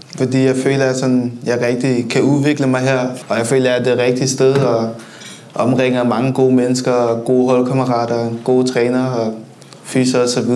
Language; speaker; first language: Danish; early bilingual, other home language; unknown